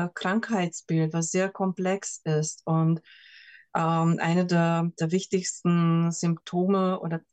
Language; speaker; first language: German; non-native, fluent; Hungarian